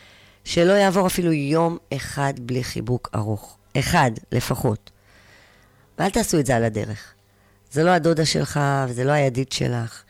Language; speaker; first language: Hebrew; native; Hebrew